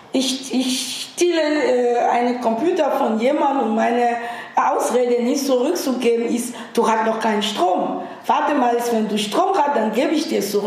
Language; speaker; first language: German; non-native, fluent; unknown